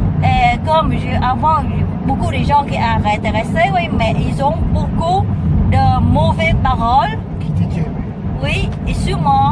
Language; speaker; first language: French; non-native, learner; Vietnamese